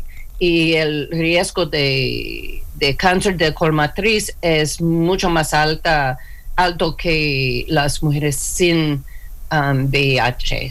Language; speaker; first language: Spanish; non-native, learner; English